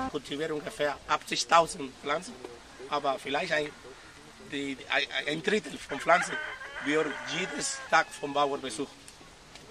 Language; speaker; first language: German; non-native, learner; Spanish